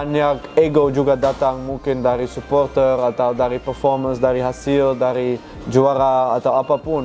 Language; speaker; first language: Indonesian; non-native, fluent; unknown